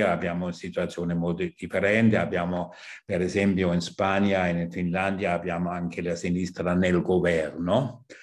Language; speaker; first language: Italian; non-native, fluent; German